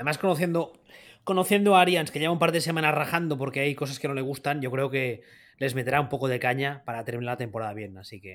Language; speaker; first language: Spanish; native; Spanish